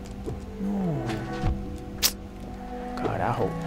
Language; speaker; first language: Spanish; native; Spanish